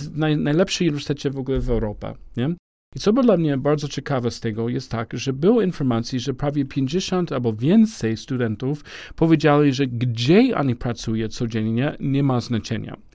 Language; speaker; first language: Polish; non-native, learner; English